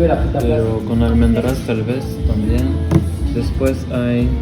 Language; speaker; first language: Spanish; non-native, fluent; French